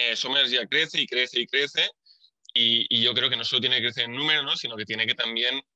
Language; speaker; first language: Spanish; native; Spanish